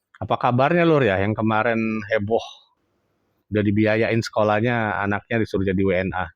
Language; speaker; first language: Indonesian; native; Indonesian